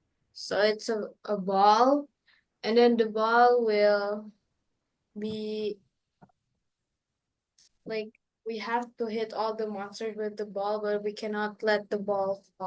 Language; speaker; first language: English; non-native, learner; Indonesian